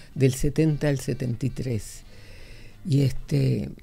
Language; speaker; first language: Spanish; native; Spanish